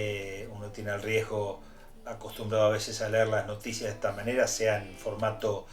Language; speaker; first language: Spanish; native; Spanish